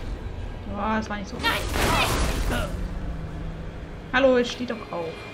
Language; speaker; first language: German; native; German